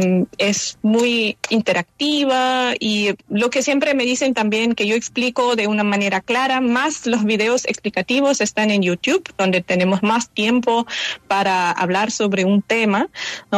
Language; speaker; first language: Spanish; non-native, fluent; German